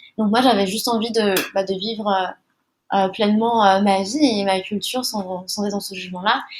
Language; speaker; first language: French; early bilingual, other home language; Malagasy